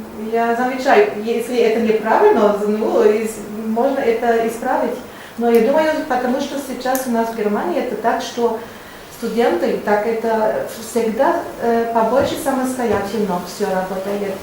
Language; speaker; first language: Russian; non-native, learner; German